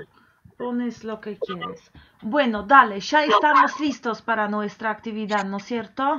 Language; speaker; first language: Spanish; non-native, fluent; Polish